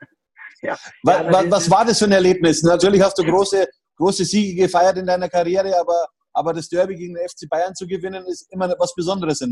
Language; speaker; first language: German; native; German